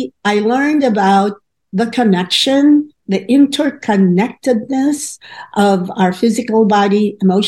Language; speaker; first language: English; non-native, local second language; Filipino